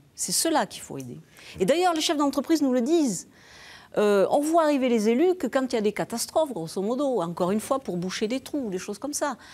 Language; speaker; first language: French; native; French